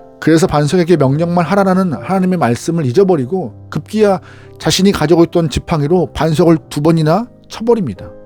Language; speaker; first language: Korean; native; Korean